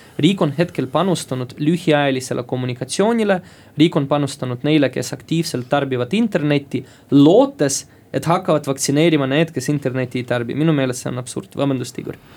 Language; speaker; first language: Estonian; non-native, local second language; Russian